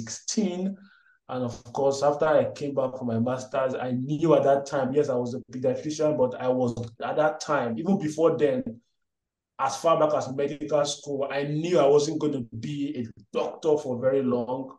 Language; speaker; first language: English; non-native, local second language; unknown